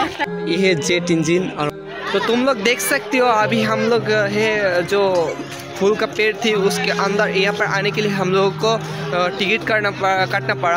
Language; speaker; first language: Hindi; non-native, learner; Bangla